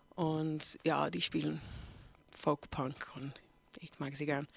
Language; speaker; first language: German; non-native, learner; English